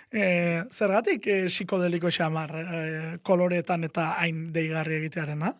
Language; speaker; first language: Basque; native; Basque